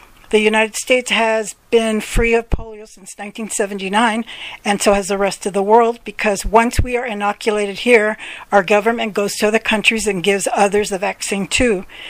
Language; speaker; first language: English; early bilingual, other home language; Spanish